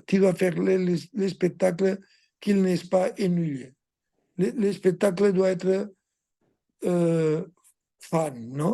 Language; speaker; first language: French; non-native, fluent; Spanish